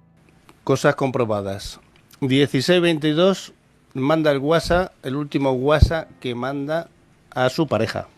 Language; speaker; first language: Spanish; native; Spanish